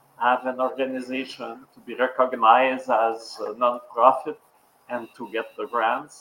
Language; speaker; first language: English; non-native, local second language; French